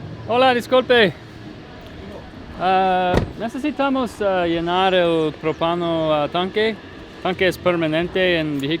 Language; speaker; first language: Spanish; non-native, learner; English